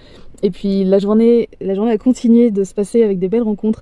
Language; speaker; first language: French; native; French